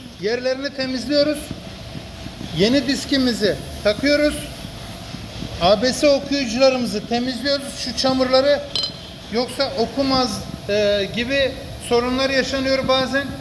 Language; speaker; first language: Turkish; native; Turkish